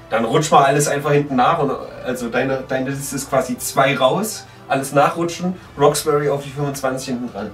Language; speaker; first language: German; native; German